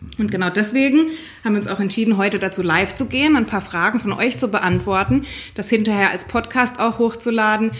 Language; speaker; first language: German; native; German